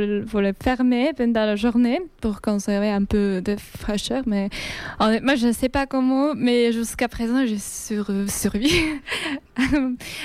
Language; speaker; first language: French; non-native, fluent; Georgian